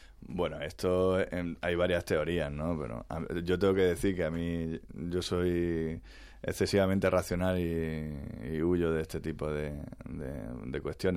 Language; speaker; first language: Spanish; native; Spanish